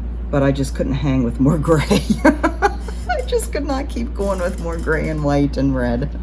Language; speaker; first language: English; native; English